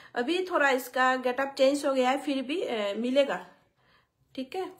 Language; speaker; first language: Hindi; non-native, local second language; Bangla